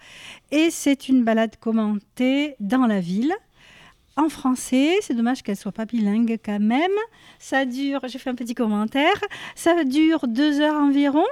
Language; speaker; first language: French; native; French